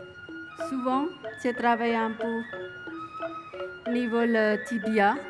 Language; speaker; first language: French; non-native, learner; Indonesian